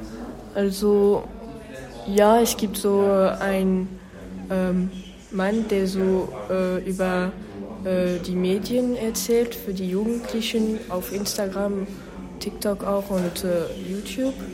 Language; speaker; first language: German; non-native, learner; French